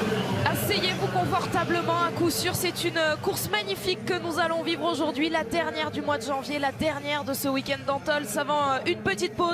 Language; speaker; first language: French; native; French